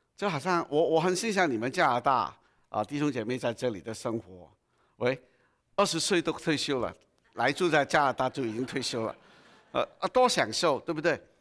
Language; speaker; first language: Chinese; non-native, local second language; Cantonese